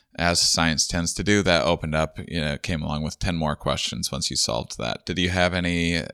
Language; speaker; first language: English; native; English